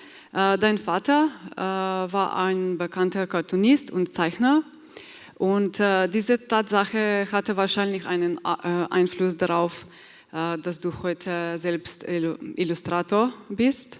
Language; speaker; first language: German; non-native, fluent; Slovenian